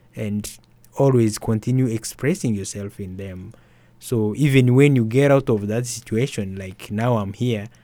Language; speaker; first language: English; early bilingual, other home language; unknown